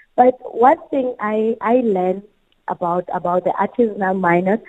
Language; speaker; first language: English; non-native, local second language; Southern Sotho